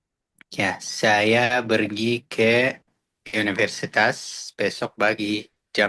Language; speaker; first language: Indonesian; non-native, learner; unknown